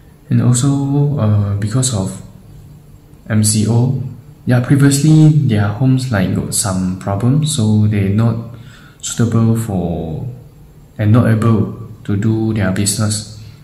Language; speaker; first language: English; non-native, local second language; Chinese